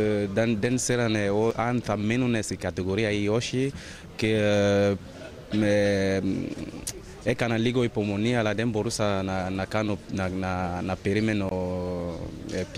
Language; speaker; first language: Greek; non-native, fluent; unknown